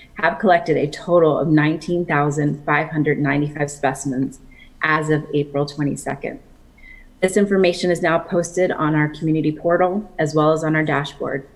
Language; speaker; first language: English; native; English